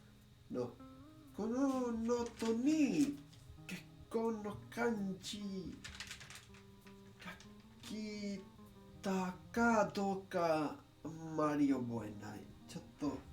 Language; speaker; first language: Japanese; non-native, learner; English